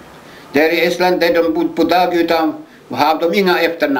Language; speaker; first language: Swedish; early bilingual, heritage; Swedish